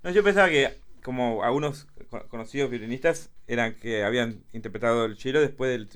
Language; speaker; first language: Spanish; native; Spanish